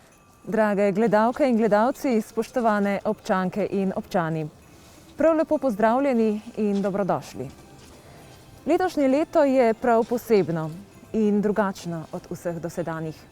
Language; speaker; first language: Slovenian; native; Slovenian